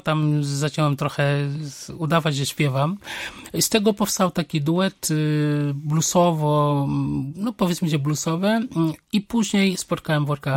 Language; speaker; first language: Polish; non-native, fluent; Wolof